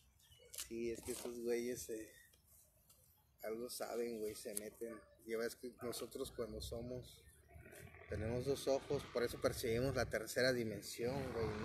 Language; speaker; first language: Spanish; native; Spanish